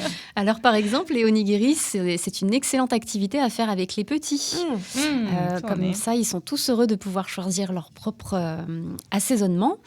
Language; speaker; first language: French; native; French